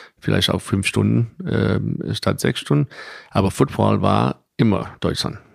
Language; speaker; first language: German; non-native, fluent; English